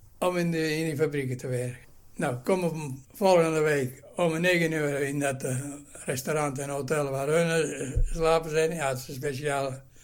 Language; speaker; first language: Dutch; non-native, learner; Italian